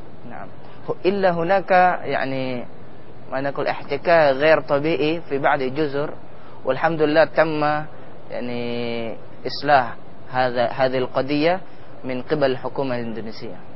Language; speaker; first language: Arabic; non-native, fluent; Indonesian